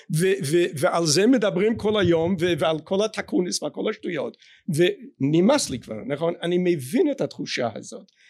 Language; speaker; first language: Hebrew; non-native, fluent; English